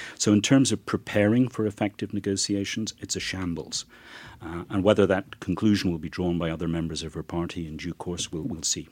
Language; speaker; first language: English; native; English